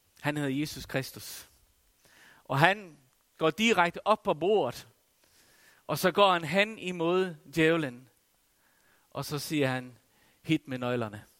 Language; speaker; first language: Danish; non-native, local second language; Faroese